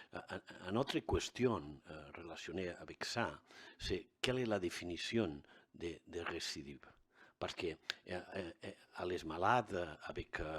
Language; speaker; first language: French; non-native, learner; Catalan